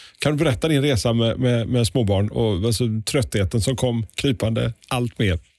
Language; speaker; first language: Swedish; native; Swedish